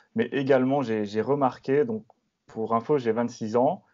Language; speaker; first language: French; native; French